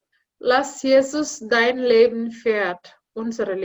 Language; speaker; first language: German; non-native, learner; Indonesian